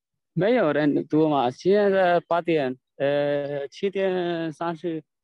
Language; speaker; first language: Chinese; non-native, learner; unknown